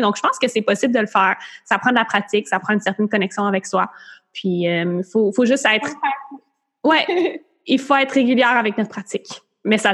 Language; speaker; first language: French; native; French